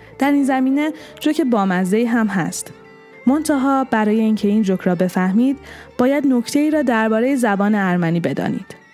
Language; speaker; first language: Persian; non-native, local second language; Armenian